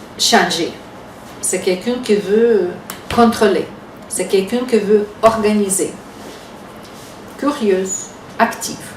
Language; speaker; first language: French; non-native, fluent; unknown